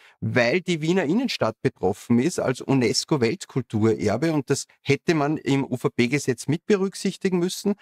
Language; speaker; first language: German; native; German